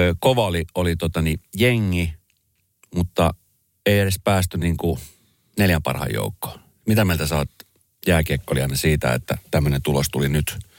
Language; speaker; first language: Finnish; early bilingual, other home language; Spanish